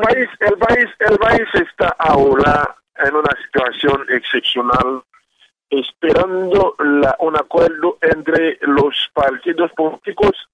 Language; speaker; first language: Spanish; non-native, learner; Haitian Creole